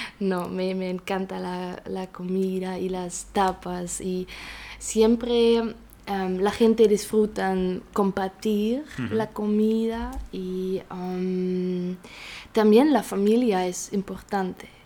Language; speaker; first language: Spanish; non-native, learner; German